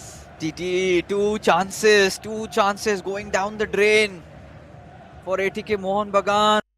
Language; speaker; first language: English; non-native, local second language; Hindi